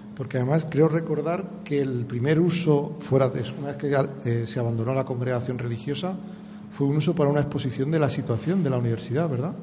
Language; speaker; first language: Spanish; native; Spanish